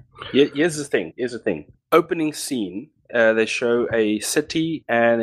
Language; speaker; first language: English; non-native, local second language; Afrikaans